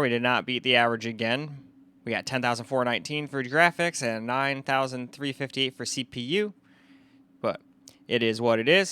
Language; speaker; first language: English; native; English